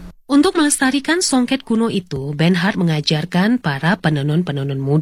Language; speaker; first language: Indonesian; native; Indonesian